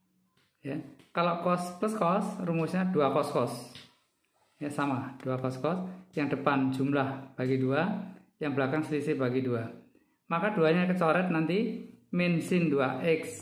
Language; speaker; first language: Indonesian; native; Indonesian